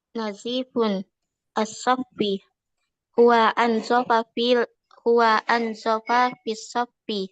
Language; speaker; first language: Arabic; non-native, learner; Indonesian